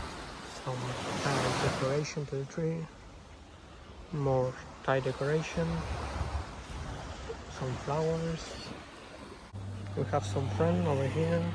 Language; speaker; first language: English; non-native, learner; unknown